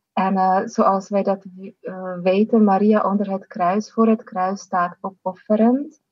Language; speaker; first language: Dutch; non-native, fluent; Slovak